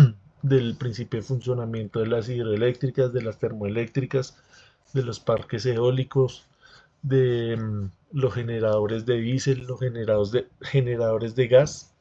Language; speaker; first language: Spanish; native; Spanish